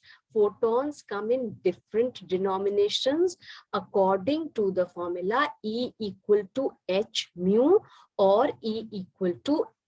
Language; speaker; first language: English; non-native, local second language; Hindi